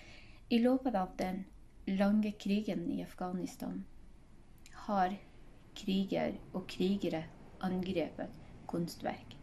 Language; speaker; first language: Norwegian; non-native, fluent; Hazaragi